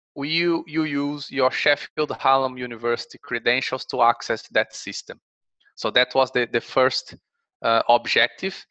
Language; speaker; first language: English; non-native, fluent; Portuguese